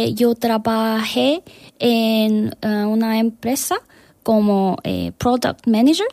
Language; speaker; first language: Spanish; non-native, learner; Korean